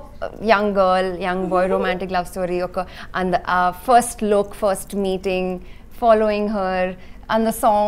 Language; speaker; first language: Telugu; non-native, learner; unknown